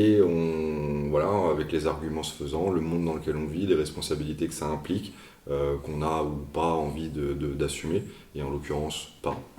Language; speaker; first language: French; native; French